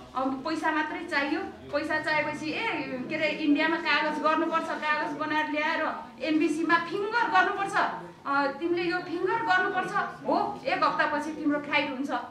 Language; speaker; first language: Nepali; non-native, local second language; Eastern Tamang